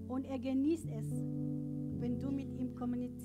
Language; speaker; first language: German; non-native, learner; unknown